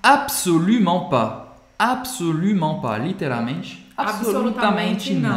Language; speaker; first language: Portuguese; non-native, fluent; French